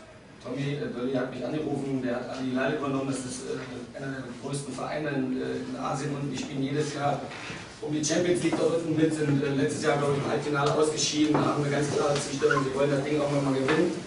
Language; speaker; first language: German; native; German